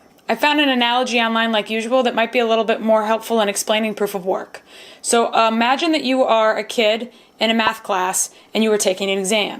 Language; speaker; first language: English; native; English